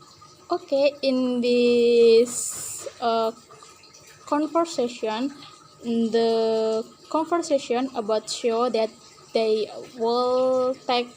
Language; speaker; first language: English; non-native, learner; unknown